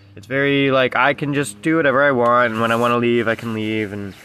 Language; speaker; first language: English; native; English